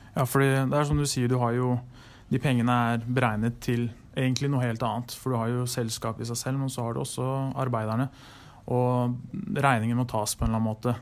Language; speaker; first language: Norwegian; native; Norwegian